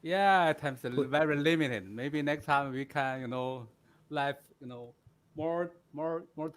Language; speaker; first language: English; non-native, learner; Chinese